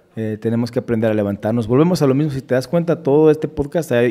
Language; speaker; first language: Spanish; native; Spanish